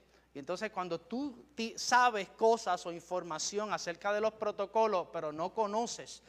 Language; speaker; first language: Spanish; native; Spanish